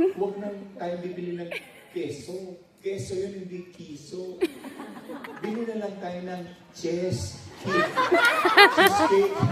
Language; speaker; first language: Filipino; non-native, local second language; Pampanga